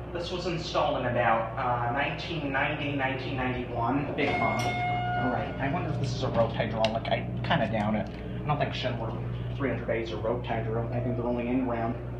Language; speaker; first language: English; native; English